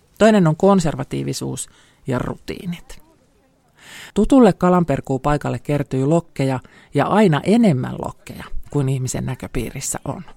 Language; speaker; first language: Finnish; native; Finnish